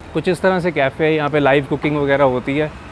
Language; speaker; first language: Hindi; native; Hindi